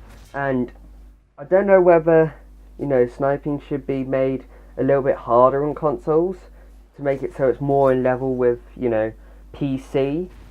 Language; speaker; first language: English; native; English